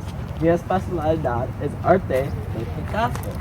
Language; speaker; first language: Spanish; non-native, learner; English